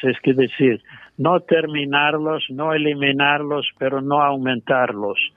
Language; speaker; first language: Spanish; non-native, fluent; English